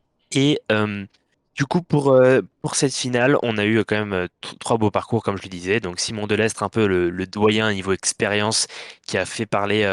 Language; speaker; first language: French; native; French